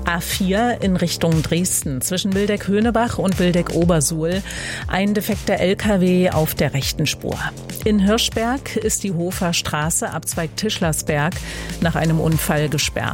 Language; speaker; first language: German; native; German